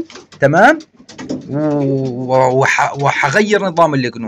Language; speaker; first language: Arabic; native; Arabic